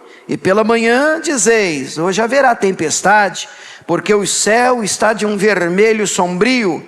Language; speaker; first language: Portuguese; native; Portuguese